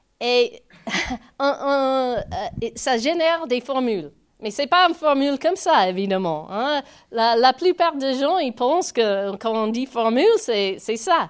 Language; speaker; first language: French; non-native, fluent; English